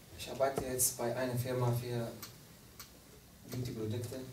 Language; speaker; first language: German; non-native, learner; Arabic